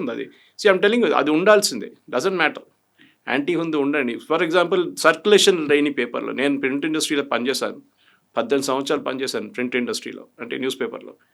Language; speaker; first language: Telugu; non-native, fluent; Malayalam